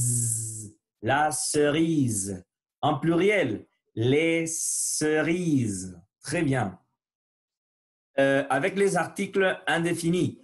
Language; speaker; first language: French; non-native, learner; Spanish